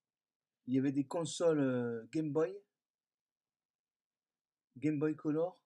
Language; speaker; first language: French; native; French